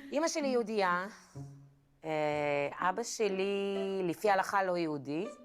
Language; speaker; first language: Hebrew; non-native, fluent; Russian